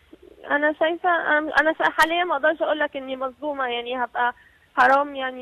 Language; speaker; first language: Arabic; native; Arabic